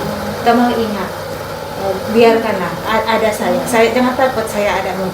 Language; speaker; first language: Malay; non-native, local second language; Sundanese